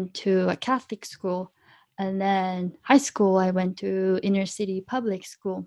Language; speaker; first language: English; early bilingual, other home language; Japanese